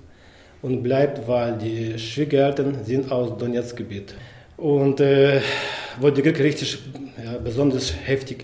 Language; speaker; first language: German; non-native, fluent; Ukrainian